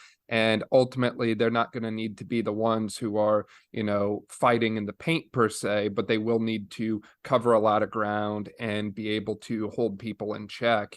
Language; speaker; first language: English; native; English